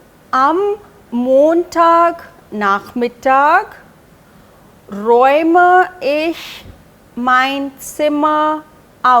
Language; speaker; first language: German; non-native, fluent; Hindi